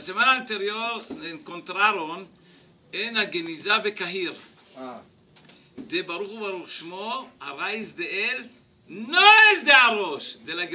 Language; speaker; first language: Spanish; non-native, learner; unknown